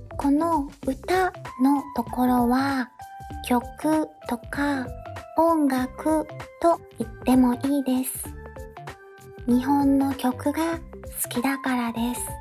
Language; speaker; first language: Japanese; native; Japanese